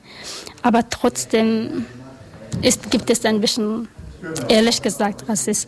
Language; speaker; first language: German; non-native, learner; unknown